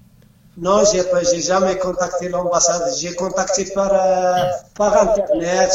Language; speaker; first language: French; non-native, learner; Arabic